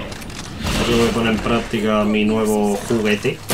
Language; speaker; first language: Spanish; native; Spanish